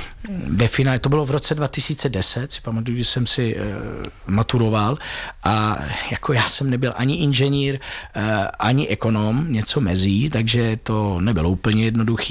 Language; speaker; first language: Czech; non-native, fluent; Italian